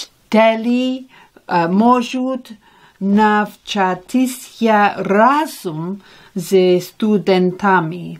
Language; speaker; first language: Ukrainian; non-native, learner; English